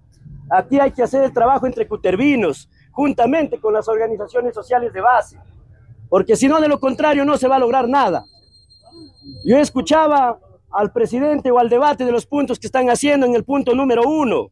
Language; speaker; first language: Spanish; native; Spanish